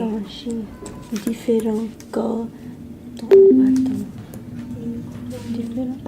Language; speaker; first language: French; non-native, learner; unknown